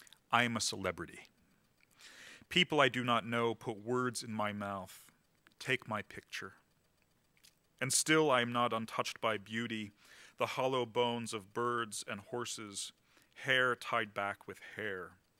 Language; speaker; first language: English; native; English